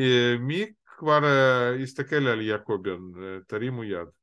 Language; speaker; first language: Hebrew; non-native, fluent; Russian